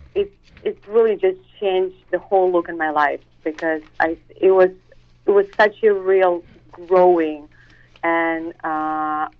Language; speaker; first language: English; non-native, fluent; Russian